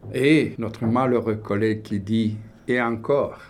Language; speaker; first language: French; non-native, fluent; Romanian